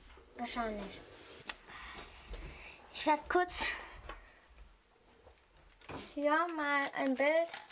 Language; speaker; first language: German; native; German